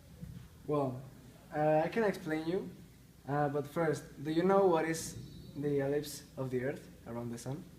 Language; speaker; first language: English; non-native, fluent; Spanish